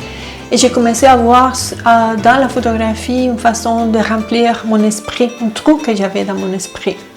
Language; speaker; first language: French; non-native, fluent; Spanish